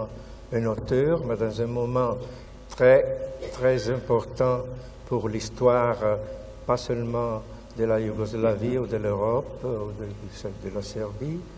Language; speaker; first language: French; non-native, fluent; Italian